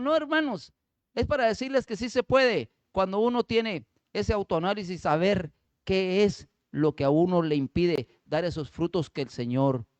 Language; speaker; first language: Spanish; native; Spanish